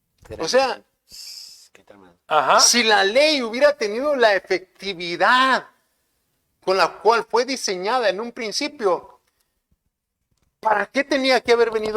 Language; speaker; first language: Spanish; native; Spanish